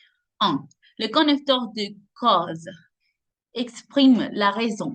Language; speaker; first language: French; non-native, learner; Spanish